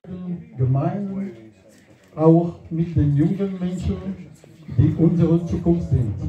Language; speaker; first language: German; non-native, learner; French